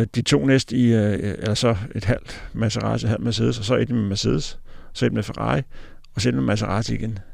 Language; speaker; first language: Danish; native; Danish